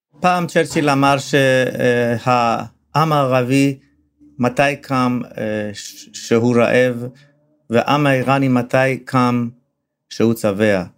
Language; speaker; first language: Hebrew; non-native, fluent; Persian